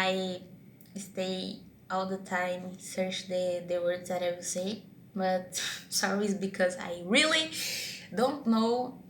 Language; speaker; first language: English; non-native, learner; Portuguese